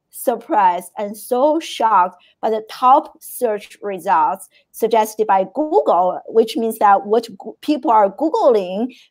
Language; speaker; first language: English; non-native, fluent; Chinese